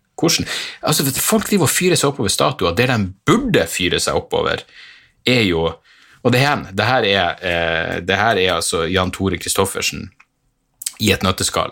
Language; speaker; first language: Norwegian; native; Norwegian